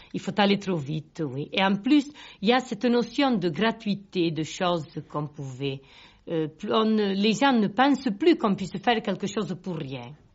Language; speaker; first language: French; non-native, local second language; Catalan